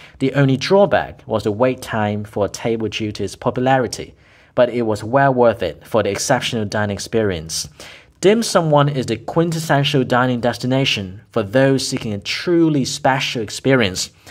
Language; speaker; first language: English; non-native, local second language; Cantonese